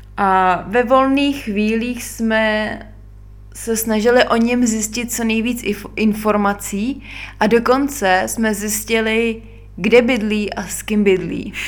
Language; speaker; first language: Czech; native; Czech